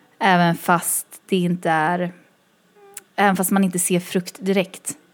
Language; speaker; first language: Swedish; early bilingual, other home language; Chinese